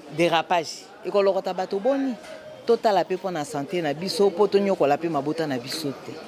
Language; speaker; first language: Lingala; native; Lingala